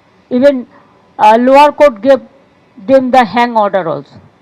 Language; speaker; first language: English; non-native, local second language; Bangla